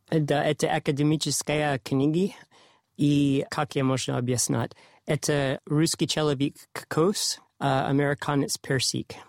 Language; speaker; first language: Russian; non-native, learner; English